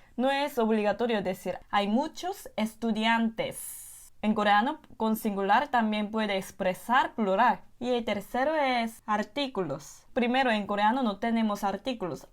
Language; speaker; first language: Spanish; non-native, fluent; Korean